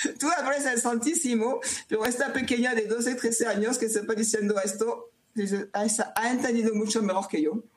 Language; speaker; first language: Spanish; non-native, fluent; French